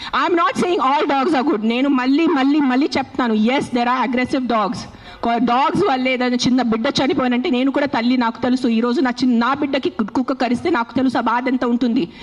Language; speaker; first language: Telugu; non-native, fluent; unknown